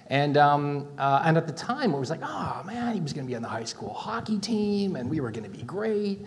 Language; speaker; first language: English; native; English